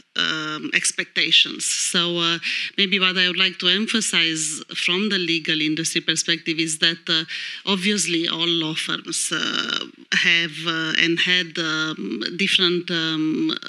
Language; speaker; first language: English; non-native, fluent; Romanian